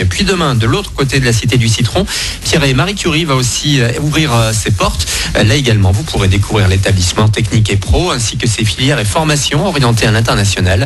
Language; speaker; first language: French; native; French